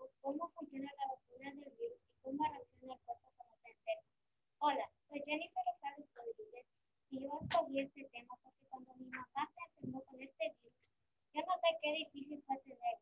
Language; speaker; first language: Spanish; early bilingual, heritage; Spanish